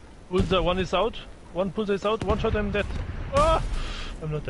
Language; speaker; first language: English; non-native, learner; German